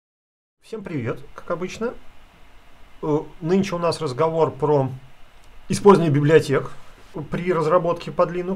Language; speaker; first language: Russian; native; Russian